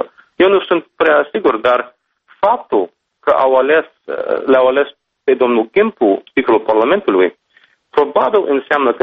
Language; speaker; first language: Romanian; non-native, fluent; English